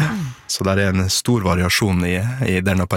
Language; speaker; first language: Norwegian; native; Norwegian